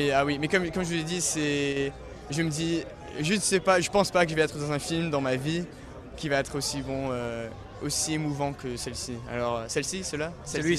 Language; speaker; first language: French; early bilingual, heritage; English